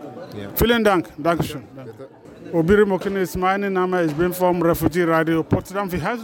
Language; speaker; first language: German; non-native, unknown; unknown